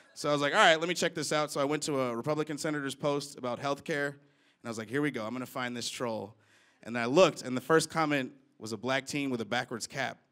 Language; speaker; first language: English; native; English